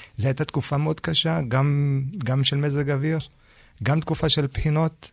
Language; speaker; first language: Hebrew; early bilingual, other home language; Arabic